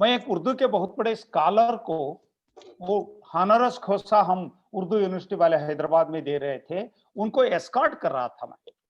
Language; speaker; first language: Hindi; non-native, local second language; Kannada